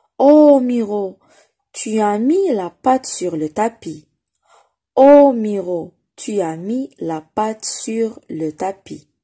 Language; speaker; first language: French; non-native, local second language; Arabic